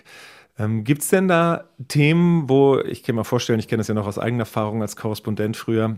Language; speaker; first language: German; native; German